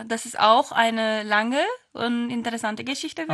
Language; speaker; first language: German; non-native, fluent; Turkish